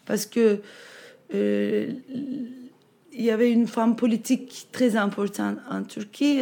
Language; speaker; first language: French; non-native, fluent; Turkish